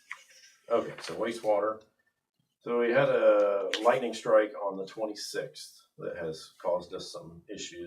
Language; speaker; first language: English; native; English